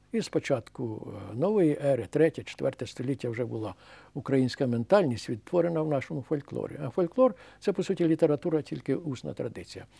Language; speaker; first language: Ukrainian; native; Ukrainian